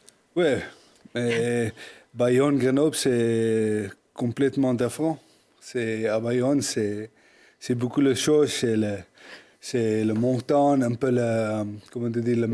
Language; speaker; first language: French; non-native, learner; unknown